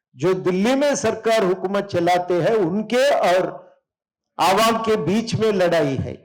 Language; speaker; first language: Hindi; non-native, local second language; Telugu